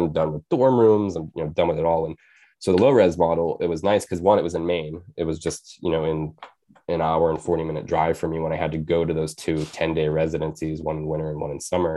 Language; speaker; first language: English; native; English